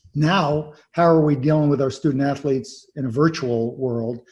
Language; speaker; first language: English; native; English